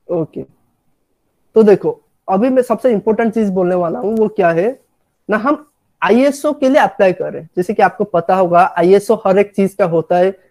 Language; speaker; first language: Hindi; non-native, local second language; Odia